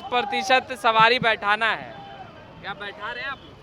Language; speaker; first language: Hindi; native; Hindi